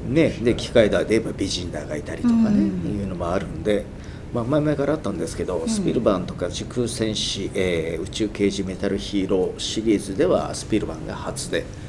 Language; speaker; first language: Japanese; native; Japanese